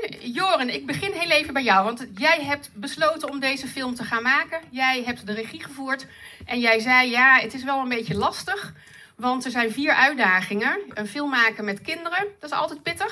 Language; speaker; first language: Dutch; native; Dutch